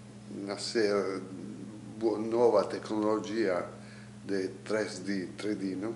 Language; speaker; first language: Spanish; non-native, learner; Italian